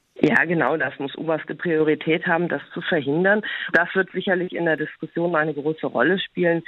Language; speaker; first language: German; native; German